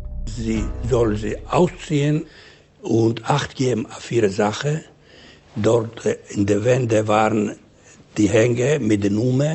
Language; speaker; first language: German; non-native, learner; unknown